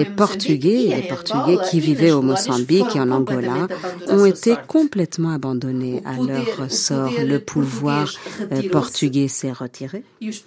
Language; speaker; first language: French; non-native, fluent; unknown